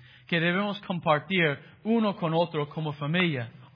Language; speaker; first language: Spanish; non-native, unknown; English